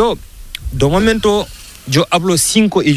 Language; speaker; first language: Spanish; non-native, learner; Fula